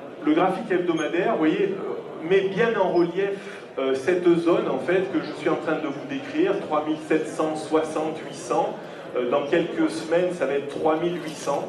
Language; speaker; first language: French; native; French